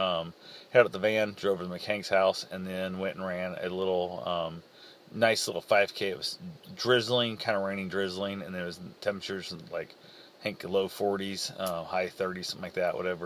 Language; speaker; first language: English; native; English